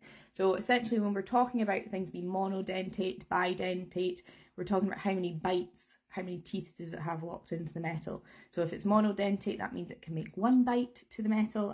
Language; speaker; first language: English; native; English